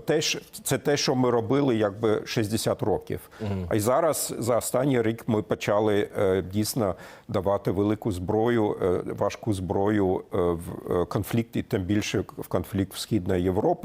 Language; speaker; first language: Ukrainian; non-native, fluent; German